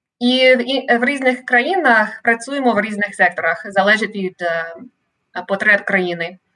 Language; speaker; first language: Ukrainian; non-native, fluent; English